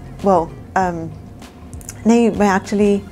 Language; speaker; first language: Hindi; early bilingual, heritage; Urdu